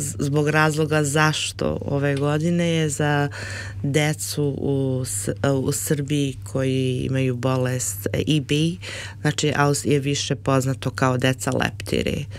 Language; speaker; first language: Serbian; early bilingual, heritage; Serbian